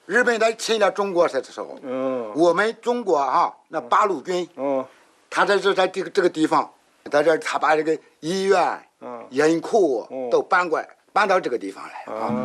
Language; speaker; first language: Chinese; native; Chinese